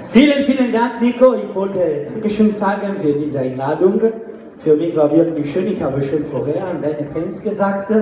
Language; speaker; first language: German; non-native, fluent; Italian